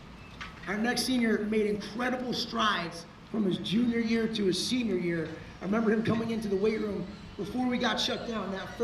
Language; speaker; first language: English; native; English